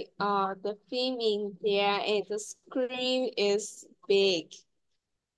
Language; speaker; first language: English; non-native, learner; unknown